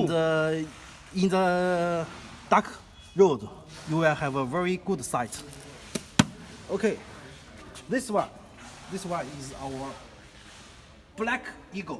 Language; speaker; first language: English; non-native, learner; Chinese